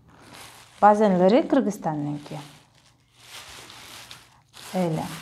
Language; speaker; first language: Turkish; non-native, learner; Russian